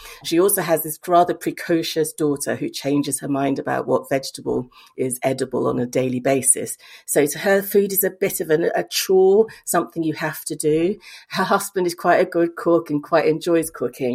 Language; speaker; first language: English; native; English